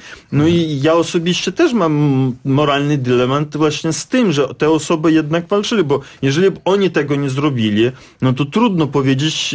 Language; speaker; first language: Polish; non-native, fluent; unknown